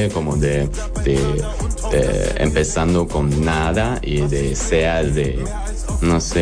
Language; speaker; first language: Portuguese; non-native, learner; German